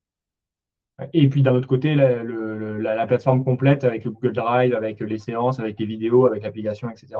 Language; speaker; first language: French; native; French